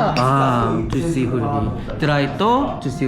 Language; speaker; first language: Japanese; non-native, learner; Korean